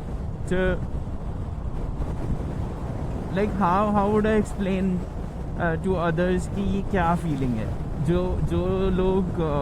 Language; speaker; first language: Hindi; native; Hindi